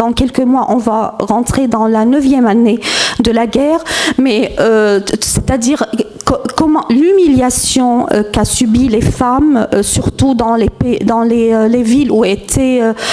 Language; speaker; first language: French; non-native, fluent; Arabic